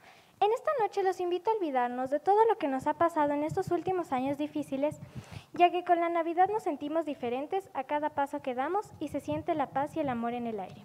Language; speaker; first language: Spanish; native; Spanish